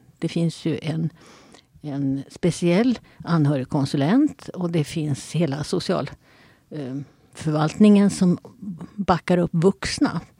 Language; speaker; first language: Swedish; native; Swedish